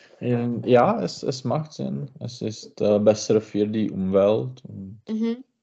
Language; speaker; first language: German; non-native, learner; Czech